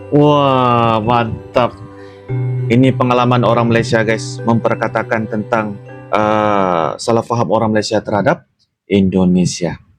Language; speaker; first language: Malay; native; Malay